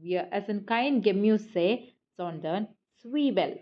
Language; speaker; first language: German; non-native, learner; Malayalam